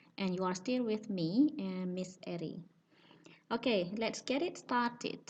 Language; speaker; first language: English; non-native, fluent; Indonesian